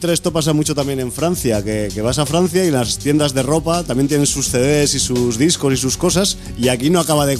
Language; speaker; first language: Spanish; native; Spanish